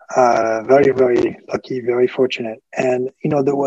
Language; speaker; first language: English; early bilingual, other home language; French